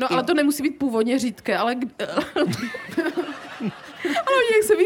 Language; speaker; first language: Czech; native; Czech